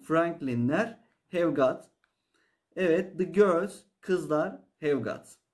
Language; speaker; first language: English; non-native, fluent; Turkish